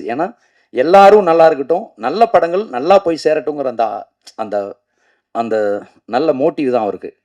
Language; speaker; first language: Tamil; native; Tamil